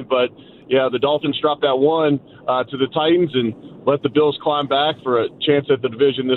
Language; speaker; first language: English; native; English